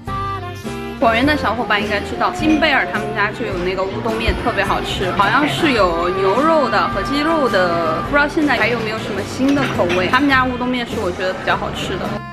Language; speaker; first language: Chinese; native; Chinese